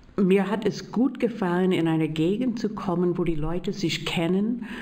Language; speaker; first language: German; native; German